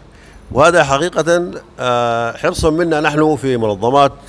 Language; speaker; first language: Arabic; native; Arabic